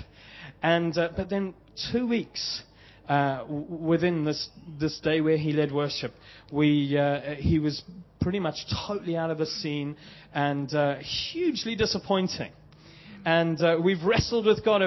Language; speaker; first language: English; native; English